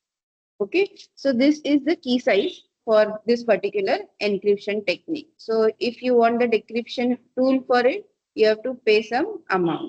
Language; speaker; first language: English; non-native, local second language; Marathi